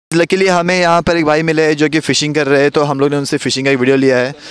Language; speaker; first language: Hindi; non-native, local second language; Konkani